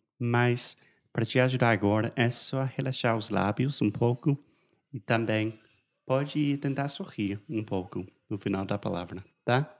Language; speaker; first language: Portuguese; non-native, fluent; English